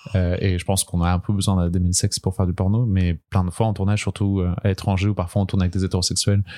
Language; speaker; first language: French; native; French